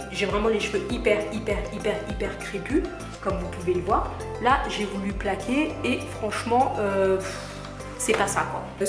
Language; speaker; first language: French; native; French